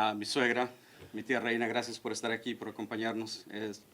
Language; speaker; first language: Spanish; early bilingual, heritage; Spanish